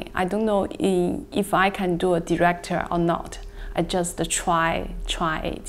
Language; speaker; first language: English; non-native, learner; Chinese